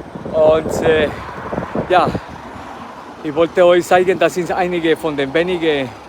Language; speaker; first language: German; non-native, fluent; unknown